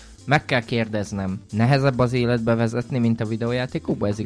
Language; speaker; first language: Hungarian; native; Hungarian